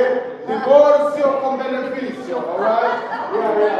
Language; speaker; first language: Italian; non-native, learner; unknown